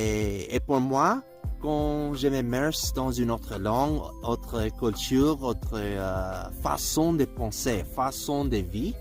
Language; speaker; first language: French; non-native, learner; English